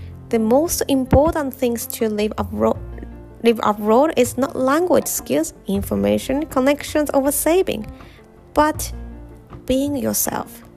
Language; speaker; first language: English; non-native, fluent; Japanese